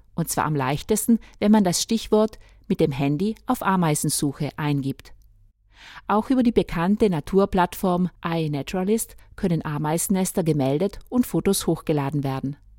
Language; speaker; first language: German; native; German